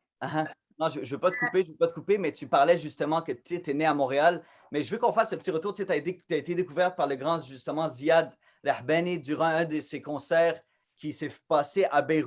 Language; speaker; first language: French; native; French